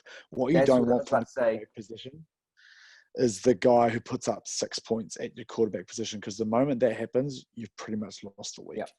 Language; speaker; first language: English; native; English